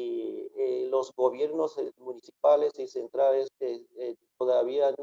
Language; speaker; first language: Spanish; non-native, fluent; Japanese